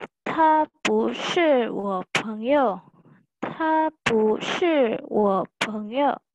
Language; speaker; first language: Chinese; non-native, learner; Indonesian